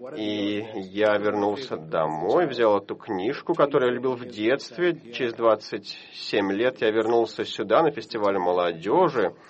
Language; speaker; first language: Russian; non-native, fluent; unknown